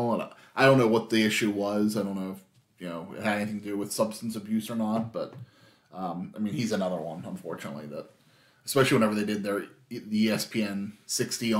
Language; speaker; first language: English; native; English